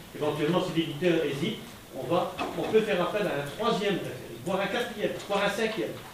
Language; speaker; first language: French; native; French